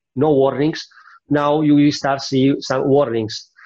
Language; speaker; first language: English; non-native, fluent; Italian